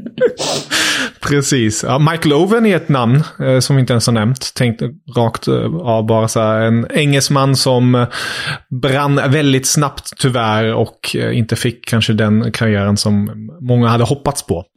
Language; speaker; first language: Swedish; non-native, fluent; German